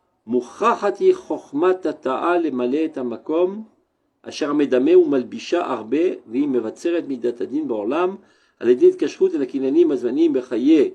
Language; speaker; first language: Hebrew; non-native, fluent; French